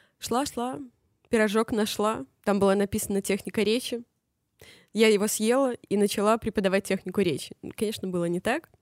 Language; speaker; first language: Russian; native; Russian